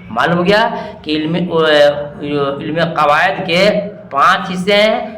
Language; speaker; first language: Urdu; native; Urdu